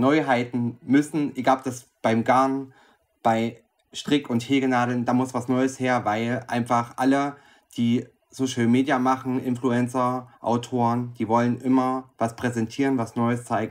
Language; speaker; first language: German; native; German